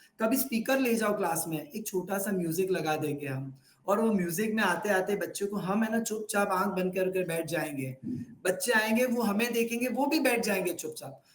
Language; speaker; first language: Hindi; non-native, local second language; Gujarati